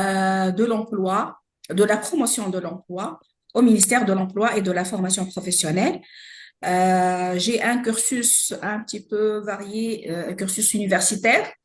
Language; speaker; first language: French; non-native, local second language; Arabic